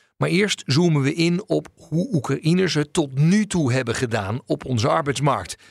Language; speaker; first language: Dutch; native; Dutch